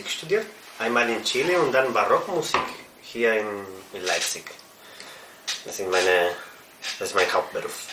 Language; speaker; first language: German; non-native, fluent; Spanish